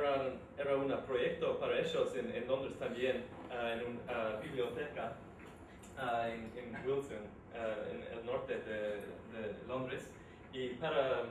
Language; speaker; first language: Spanish; non-native, learner; English